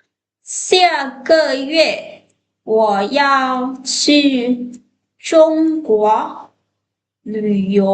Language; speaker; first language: Chinese; non-native, fluent; Lao